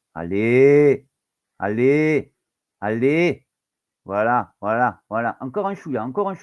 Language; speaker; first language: French; native; French